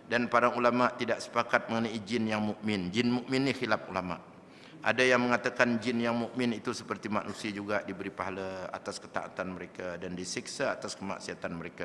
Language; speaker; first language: Malay; native; Malay